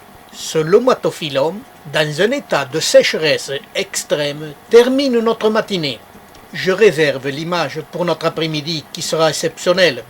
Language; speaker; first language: French; native; French